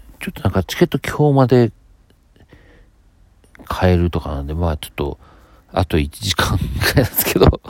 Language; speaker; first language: Japanese; native; Japanese